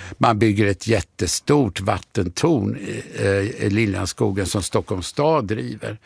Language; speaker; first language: Swedish; native; Swedish